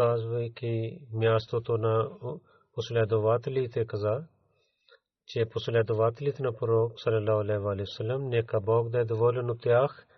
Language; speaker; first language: Bulgarian; non-native, learner; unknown